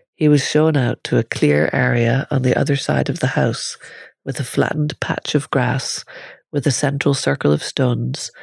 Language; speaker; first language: English; native; English